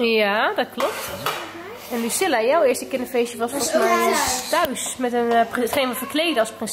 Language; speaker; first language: Dutch; native; Dutch